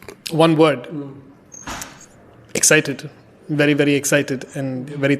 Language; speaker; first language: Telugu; early bilingual, heritage; Telugu